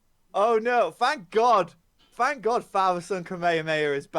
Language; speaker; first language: English; native; English